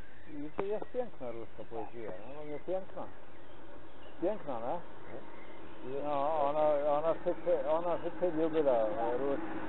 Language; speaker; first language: Polish; non-native, learner; Ukrainian